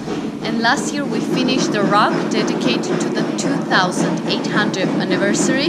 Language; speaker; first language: English; non-native, fluent; Armenian